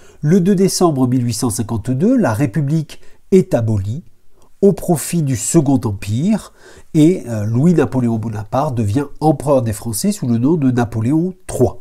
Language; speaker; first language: French; native; French